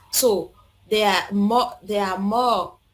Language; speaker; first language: English; non-native, learner; French